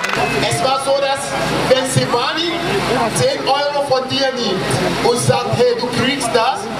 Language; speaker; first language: German; non-native, fluent; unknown